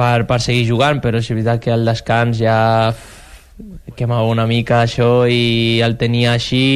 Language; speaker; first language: Catalan; non-native, local second language; Spanish